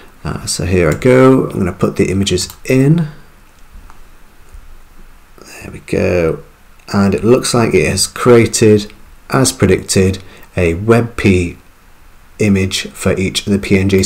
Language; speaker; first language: English; native; English